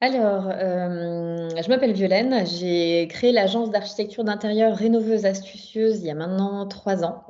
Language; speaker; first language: French; native; French